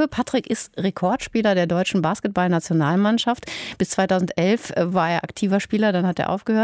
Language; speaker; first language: German; native; German